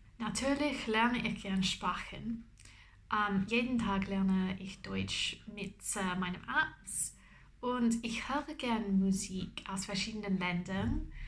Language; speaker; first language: German; non-native, learner; English